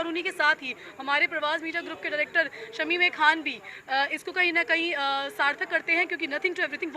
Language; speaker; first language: Hindi; native; Hindi